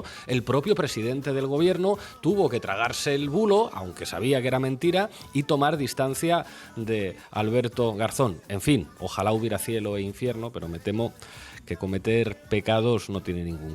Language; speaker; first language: Spanish; native; Spanish